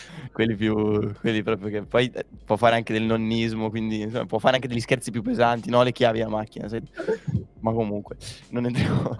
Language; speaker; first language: Italian; native; Italian